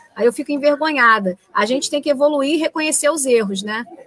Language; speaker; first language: Portuguese; native; Portuguese